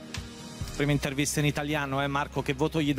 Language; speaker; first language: Italian; native; Italian